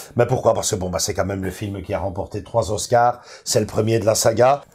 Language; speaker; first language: French; native; French